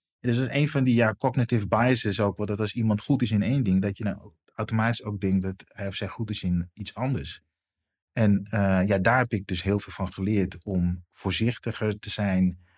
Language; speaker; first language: Dutch; native; Dutch